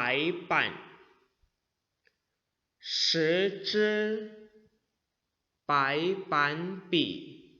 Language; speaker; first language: Chinese; non-native, fluent; Indonesian